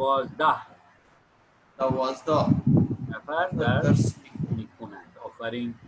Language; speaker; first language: Persian; non-native, fluent; Urdu